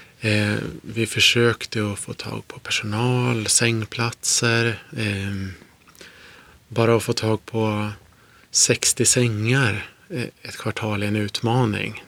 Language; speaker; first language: Swedish; native; Swedish